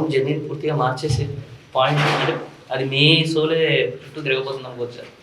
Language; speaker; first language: Telugu; native; Telugu